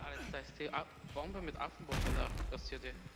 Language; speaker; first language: German; native; German